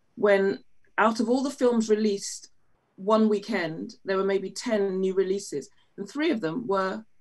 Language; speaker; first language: English; native; English